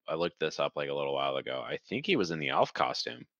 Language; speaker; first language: English; native; English